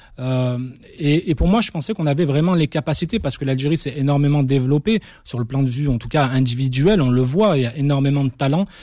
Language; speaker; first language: French; early bilingual, other home language; Arabic